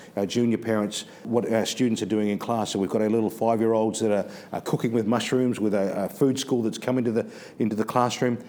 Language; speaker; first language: English; native; English